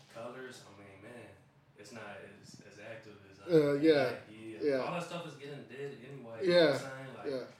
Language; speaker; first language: English; native; English